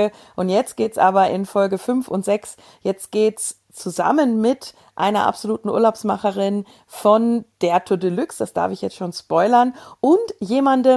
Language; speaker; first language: German; native; German